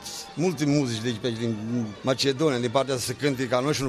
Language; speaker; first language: Romanian; native; Romanian